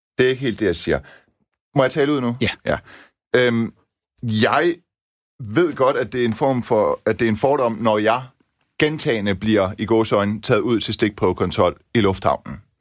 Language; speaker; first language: Danish; early bilingual, other home language; Persian